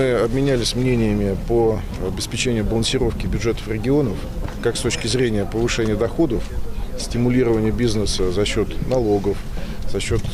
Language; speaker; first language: Russian; native; Russian